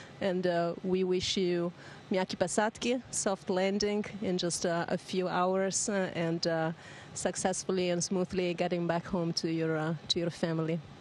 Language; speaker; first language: English; non-native, fluent; Italian